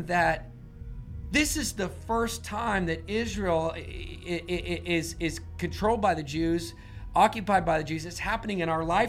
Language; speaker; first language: English; native; English